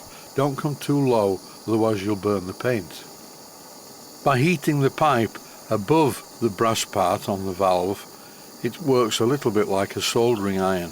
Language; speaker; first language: English; native; English